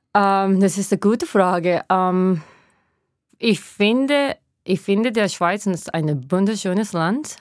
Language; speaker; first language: German; non-native, learner; Japanese